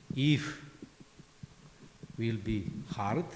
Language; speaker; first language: English; non-native, fluent; Romanian